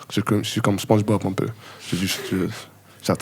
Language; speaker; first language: French; non-native, learner; English